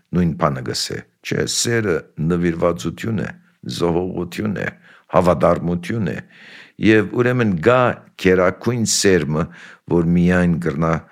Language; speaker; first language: Armenian; early bilingual, heritage; Armenian